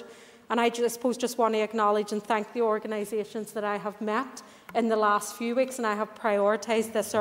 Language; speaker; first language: English; native; English